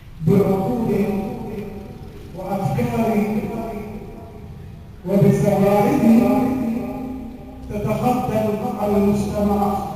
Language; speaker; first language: Arabic; native; Arabic